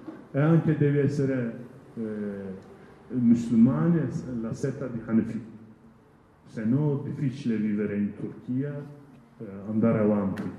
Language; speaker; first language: Italian; non-native, learner; Kurdish